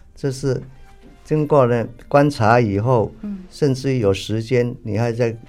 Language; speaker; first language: Chinese; native; Chinese